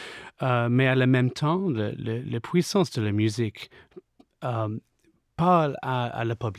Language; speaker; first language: French; non-native, fluent; English